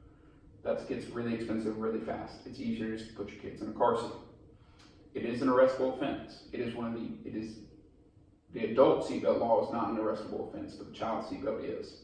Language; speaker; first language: English; native; English